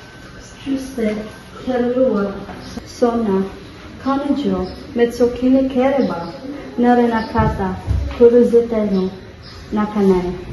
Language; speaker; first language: Japanese; non-native, learner; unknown